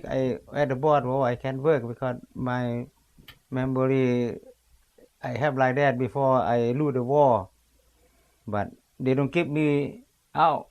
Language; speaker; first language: English; non-native, learner; Lao